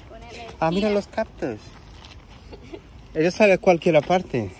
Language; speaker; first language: Spanish; non-native, learner; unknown